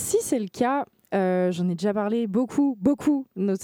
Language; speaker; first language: French; native; French